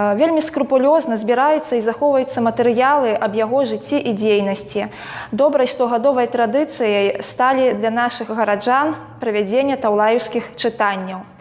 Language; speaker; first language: Belarusian; native; Belarusian